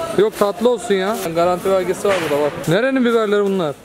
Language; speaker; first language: Turkish; native; Turkish